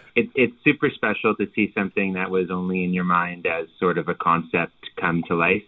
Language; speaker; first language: English; native; English